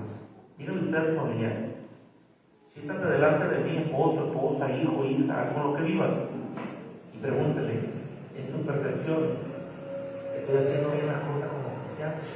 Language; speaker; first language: Spanish; native; Spanish